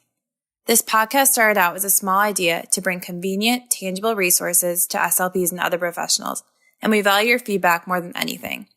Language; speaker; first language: English; native; English